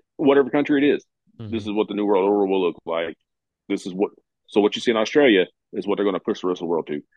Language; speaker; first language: English; native; English